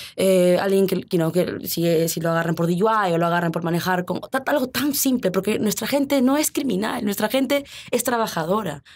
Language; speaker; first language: Spanish; early bilingual, heritage; Spanish